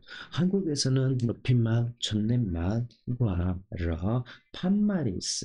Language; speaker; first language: Korean; non-native, local second language; Nepali